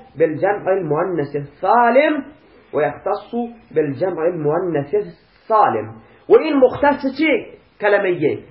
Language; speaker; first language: Persian; non-native, local second language; Baluchi